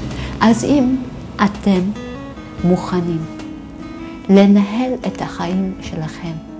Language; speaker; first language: Hebrew; non-native, fluent; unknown